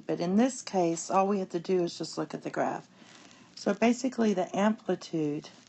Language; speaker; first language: English; native; English